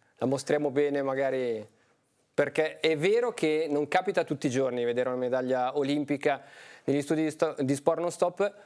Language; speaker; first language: Italian; native; Italian